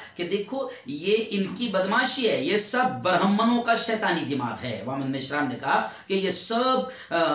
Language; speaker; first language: Urdu; native; Urdu